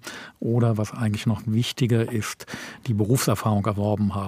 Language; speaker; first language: German; native; German